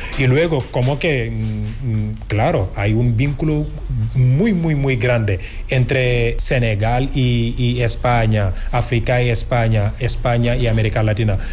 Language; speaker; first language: Spanish; non-native, fluent; Wolof